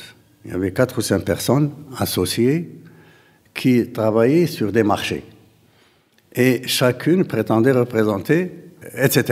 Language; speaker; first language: French; non-native, local second language; Arabic